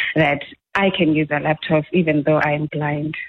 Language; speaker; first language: English; non-native, local second language; Xhosa